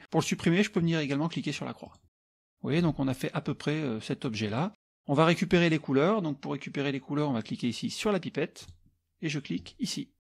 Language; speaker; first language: French; native; French